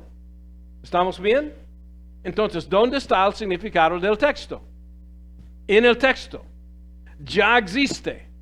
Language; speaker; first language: Spanish; non-native, fluent; English